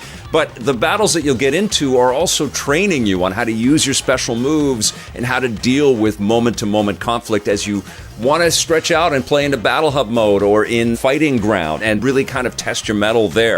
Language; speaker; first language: English; native; English